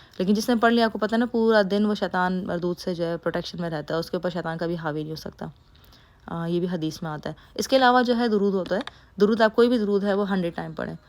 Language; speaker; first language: Urdu; native; Urdu